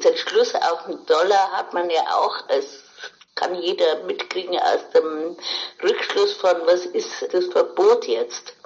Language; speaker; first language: German; native; German